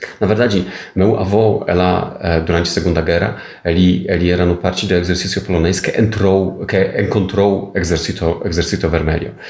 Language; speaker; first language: Portuguese; non-native, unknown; Polish